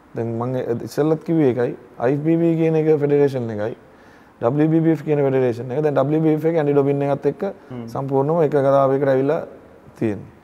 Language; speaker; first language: Sinhala; native; Sinhala